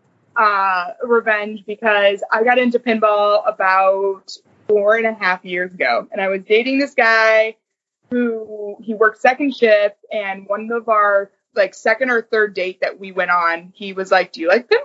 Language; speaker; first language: English; native; English